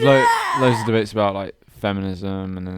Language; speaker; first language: English; native; English